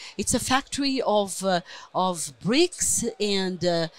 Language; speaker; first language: English; non-native, fluent; Portuguese